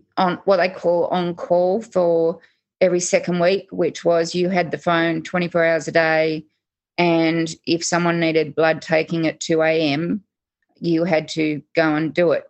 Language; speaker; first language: English; native; English